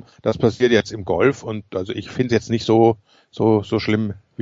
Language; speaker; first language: German; native; German